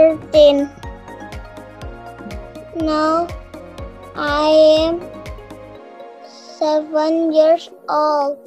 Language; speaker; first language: English; non-native, learner; Indonesian